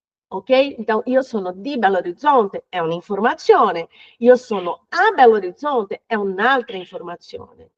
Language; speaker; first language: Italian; non-native, fluent; Portuguese